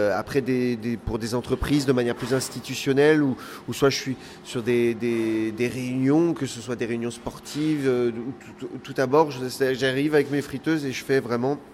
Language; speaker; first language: French; native; French